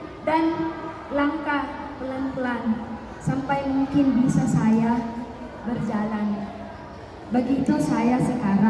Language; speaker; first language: Indonesian; non-native, learner; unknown